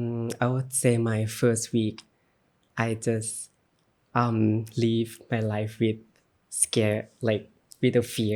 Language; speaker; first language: English; non-native, learner; Thai